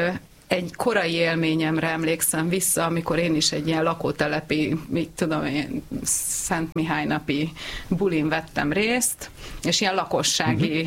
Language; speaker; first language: Hungarian; native; Hungarian